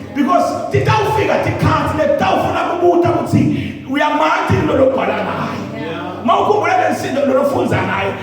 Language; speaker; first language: Zulu; non-native, local second language; Swati